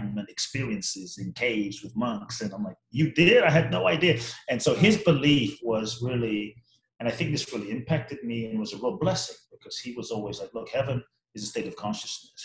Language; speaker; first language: English; native; English